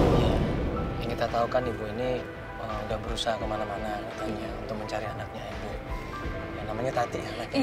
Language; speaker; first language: Indonesian; native; Indonesian